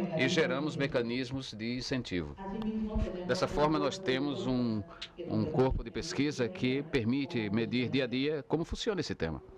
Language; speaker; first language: Portuguese; non-native, fluent; Spanish